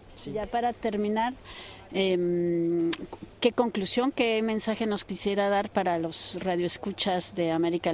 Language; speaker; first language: Spanish; native; Spanish